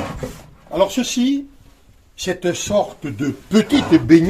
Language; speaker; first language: French; native; French